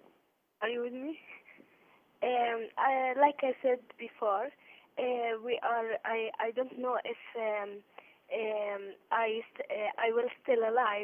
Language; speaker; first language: English; non-native, learner; Arabic